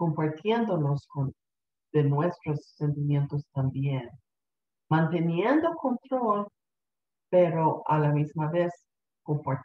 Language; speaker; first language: Spanish; early bilingual, heritage; Spanish